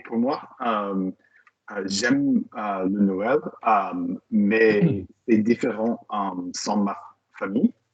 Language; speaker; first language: French; non-native, learner; English